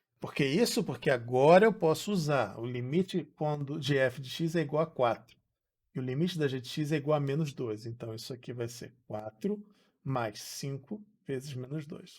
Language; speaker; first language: Portuguese; native; Portuguese